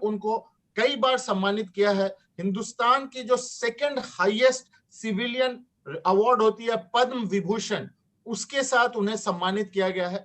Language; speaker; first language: Hindi; native; Hindi